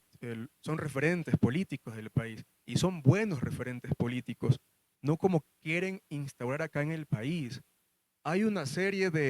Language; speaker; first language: Spanish; native; Spanish